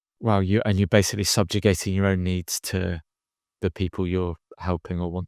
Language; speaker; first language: English; native; English